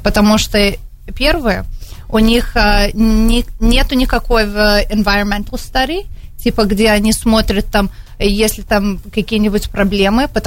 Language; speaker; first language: Russian; early bilingual, heritage; Russian